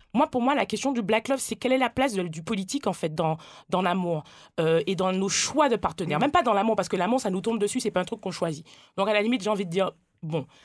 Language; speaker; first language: French; native; French